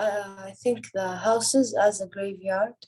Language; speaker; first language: English; non-native, learner; Arabic